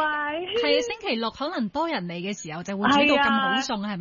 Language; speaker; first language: Cantonese; native; Cantonese